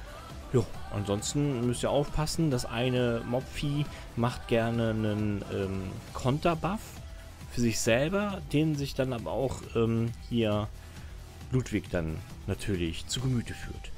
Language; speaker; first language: German; native; German